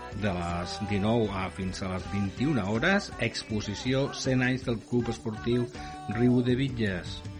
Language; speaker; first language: Catalan; native; Catalan